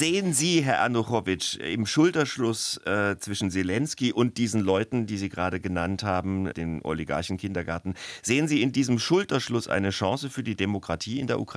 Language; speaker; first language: German; native; German